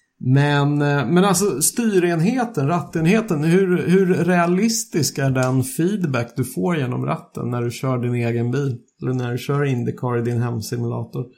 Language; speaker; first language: Swedish; native; Swedish